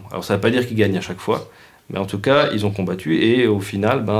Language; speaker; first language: French; native; French